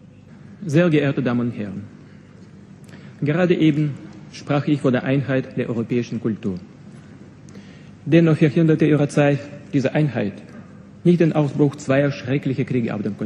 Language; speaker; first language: German; non-native, fluent; Russian